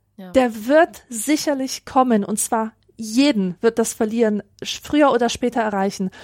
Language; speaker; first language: German; early bilingual, other home language; Polish